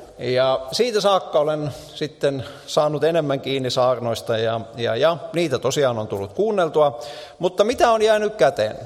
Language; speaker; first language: Finnish; native; Finnish